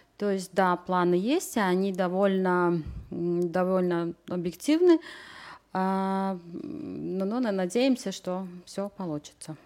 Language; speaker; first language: Russian; non-native, local second language; Latvian